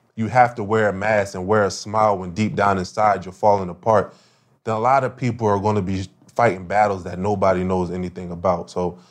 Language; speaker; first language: English; native; English